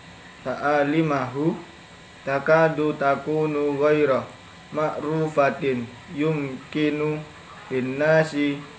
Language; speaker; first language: Arabic; non-native, learner; Indonesian